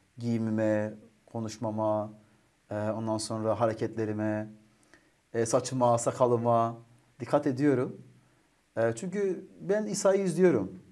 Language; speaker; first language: Turkish; native; Turkish